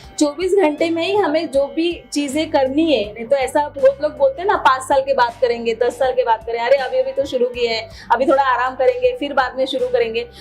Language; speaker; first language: Hindi; non-native, local second language; Marathi